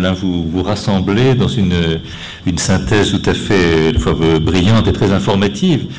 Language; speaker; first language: French; native; French